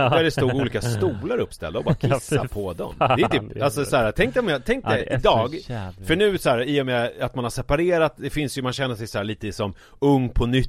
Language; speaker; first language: Swedish; native; Swedish